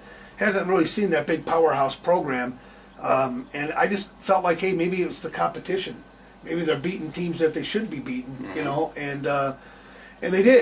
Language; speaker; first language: English; native; English